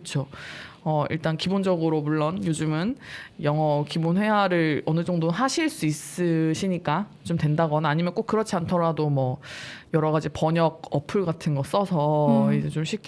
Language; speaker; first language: Korean; native; Korean